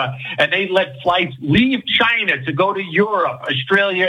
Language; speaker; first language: English; native; English